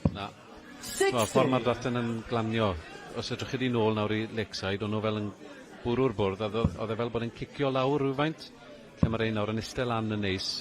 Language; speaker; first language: Welsh; native; Welsh